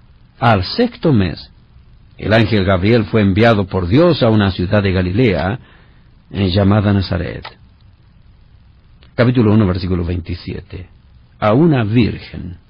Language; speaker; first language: Spanish; native; Spanish